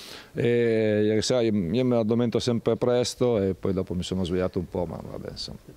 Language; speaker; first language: Italian; native; Italian